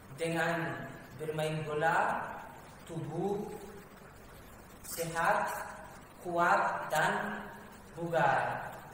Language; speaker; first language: Indonesian; non-native, learner; Malagasy